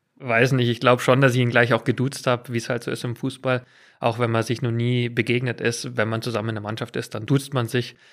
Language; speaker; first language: German; native; German